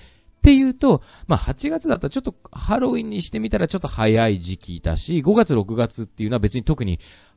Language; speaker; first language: Japanese; native; Japanese